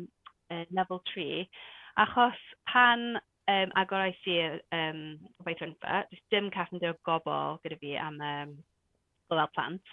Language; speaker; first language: Welsh; non-native, local second language; English